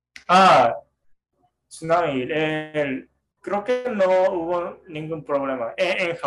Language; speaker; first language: Spanish; non-native, fluent; Japanese